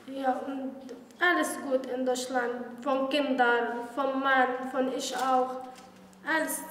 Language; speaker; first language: German; non-native, learner; Arabic